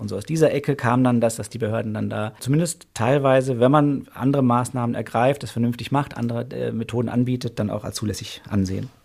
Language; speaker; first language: German; native; German